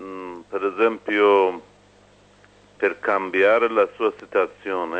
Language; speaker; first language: Italian; non-native, fluent; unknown